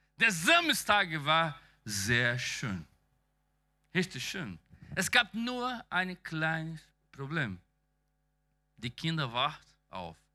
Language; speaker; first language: German; non-native, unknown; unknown